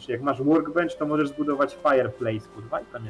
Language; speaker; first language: Polish; native; Polish